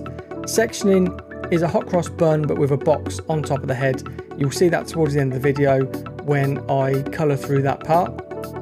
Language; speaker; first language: English; native; English